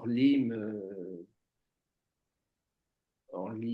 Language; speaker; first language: Hebrew; non-native, learner; French